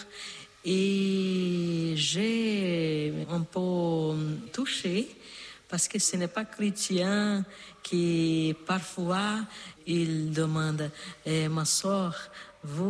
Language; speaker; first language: French; non-native, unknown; Portuguese